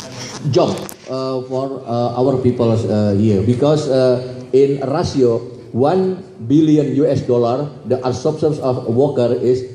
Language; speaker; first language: English; non-native, learner; Indonesian